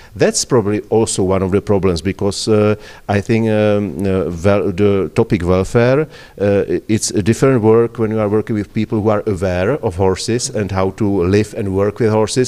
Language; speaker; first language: English; non-native, fluent; Czech